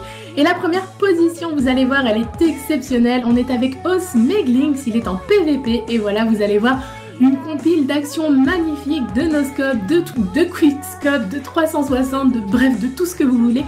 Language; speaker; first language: French; native; French